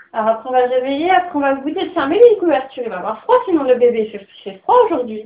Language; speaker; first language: French; native; French